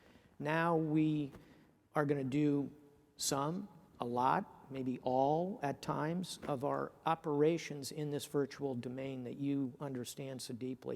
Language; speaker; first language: English; native; English